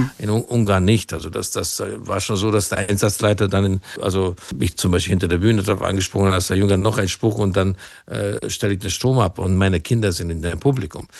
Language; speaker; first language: German; non-native, fluent; Hungarian